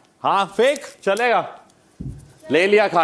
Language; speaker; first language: Hindi; native; Hindi